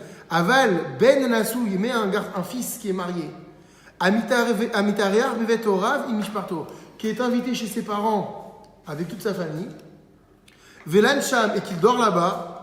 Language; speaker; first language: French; native; French